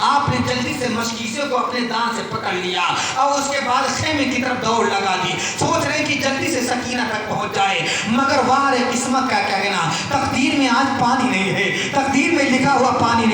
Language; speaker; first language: Urdu; native; Urdu